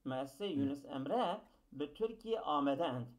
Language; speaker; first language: Persian; non-native, fluent; Kurdish